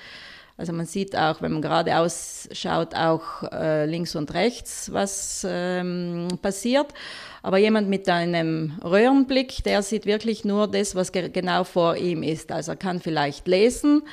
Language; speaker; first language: German; native; German